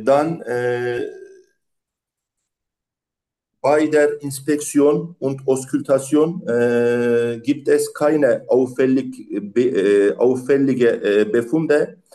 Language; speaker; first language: German; non-native, learner; Turkish